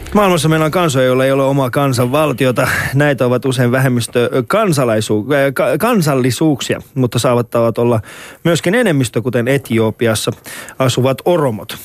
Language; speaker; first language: Finnish; early bilingual, other home language; Persian